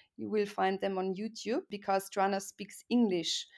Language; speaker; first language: English; non-native, fluent; German